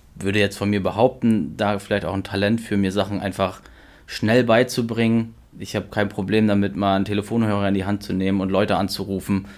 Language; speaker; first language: German; native; German